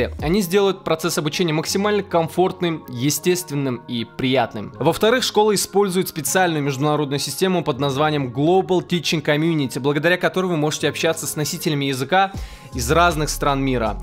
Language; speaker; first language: Russian; native; Russian